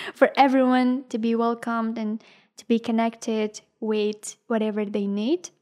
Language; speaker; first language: English; non-native, fluent; Persian